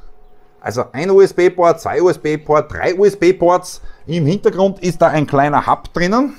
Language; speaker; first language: German; native; German